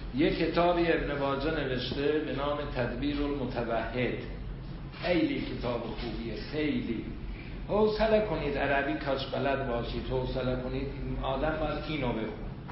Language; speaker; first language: Persian; non-native, local second language; Azerbaijani